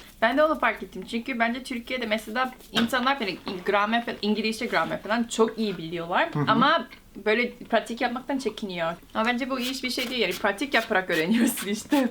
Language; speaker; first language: Turkish; non-native, fluent; Korean